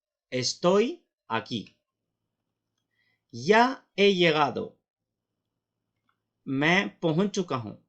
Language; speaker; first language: Spanish; non-native, fluent; Urdu